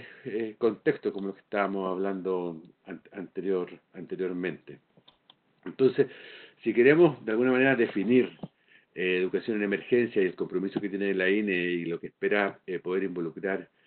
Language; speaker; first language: Spanish; native; Spanish